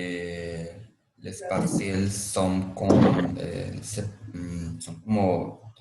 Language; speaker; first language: French; non-native, learner; Spanish